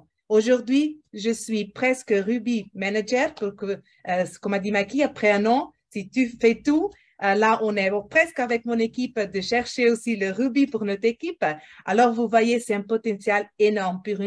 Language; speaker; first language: French; non-native, fluent; Portuguese